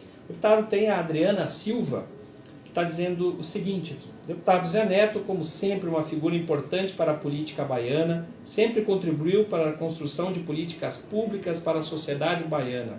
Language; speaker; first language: Portuguese; native; Portuguese